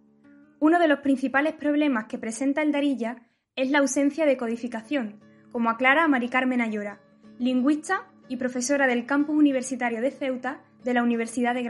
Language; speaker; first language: Spanish; native; Spanish